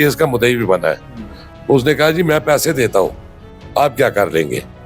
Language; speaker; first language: Urdu; non-native, local second language; Pashto